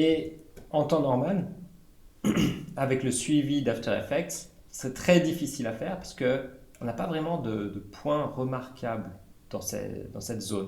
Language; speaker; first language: French; native; French